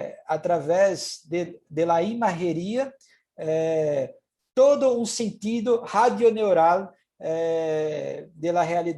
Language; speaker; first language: Spanish; non-native, fluent; Portuguese